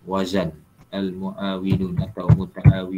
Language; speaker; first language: Arabic; non-native, fluent; Malay